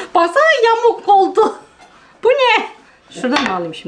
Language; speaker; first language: Turkish; non-native, learner; Polish